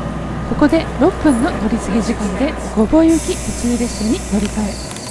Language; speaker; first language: Japanese; native; Japanese